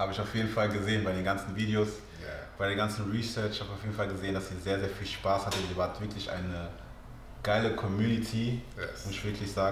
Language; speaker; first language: German; native; German